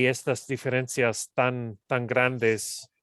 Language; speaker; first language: Spanish; non-native, fluent; English